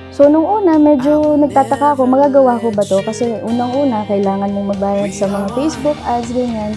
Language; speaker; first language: Filipino; native; Filipino